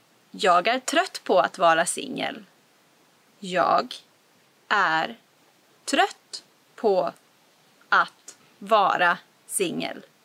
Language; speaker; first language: Swedish; native; Swedish